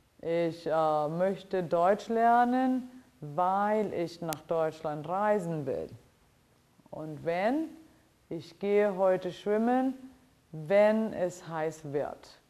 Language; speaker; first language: German; non-native, fluent; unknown